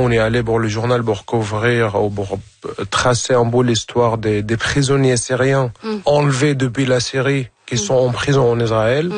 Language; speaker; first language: French; non-native, fluent; Arabic